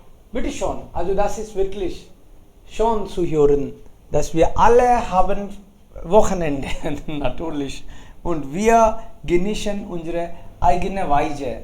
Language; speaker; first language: German; non-native, fluent; Hindi